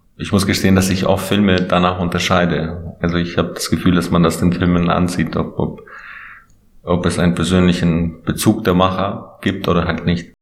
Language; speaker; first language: German; non-native, fluent; Albanian